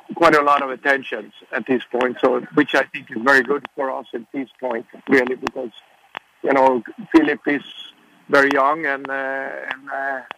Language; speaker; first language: English; non-native, fluent; Swedish